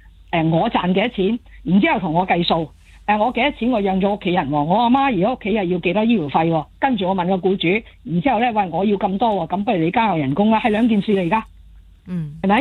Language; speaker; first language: Cantonese; native; Cantonese